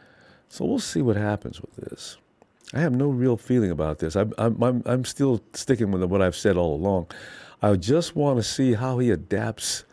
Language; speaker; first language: English; native; English